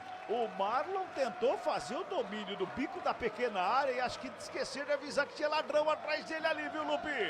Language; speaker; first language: Portuguese; native; Portuguese